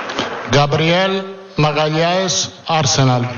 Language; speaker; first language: Portuguese; non-native, fluent; Italian